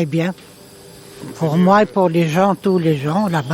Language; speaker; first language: French; non-native, learner; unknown